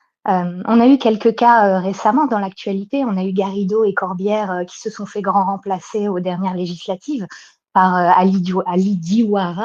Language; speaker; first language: French; native; French